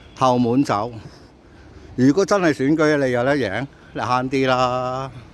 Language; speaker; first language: Cantonese; native; Cantonese